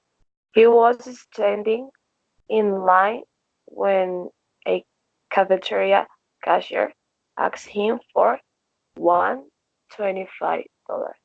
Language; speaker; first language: English; non-native, learner; Spanish